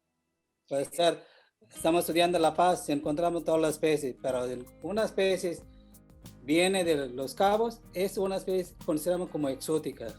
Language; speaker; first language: Spanish; non-native, fluent; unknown